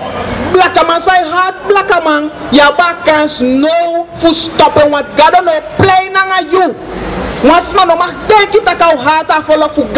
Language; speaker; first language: Dutch; non-native, local second language; Sranan Tongo